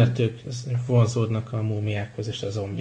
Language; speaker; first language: Hungarian; native; Hungarian